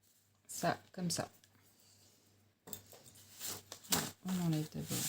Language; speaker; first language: French; native; French